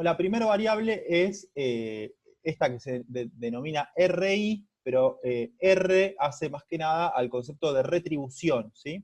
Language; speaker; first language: Spanish; native; Spanish